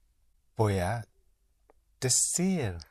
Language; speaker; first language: Spanish; non-native, learner; English